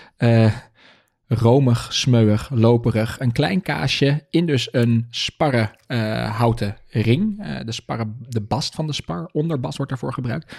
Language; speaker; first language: Dutch; native; Dutch